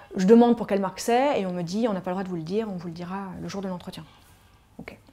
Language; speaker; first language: French; native; French